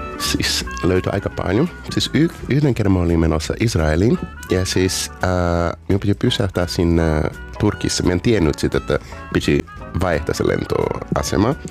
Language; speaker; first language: Finnish; non-native, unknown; Portuguese